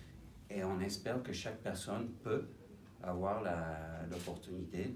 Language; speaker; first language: French; non-native, fluent; English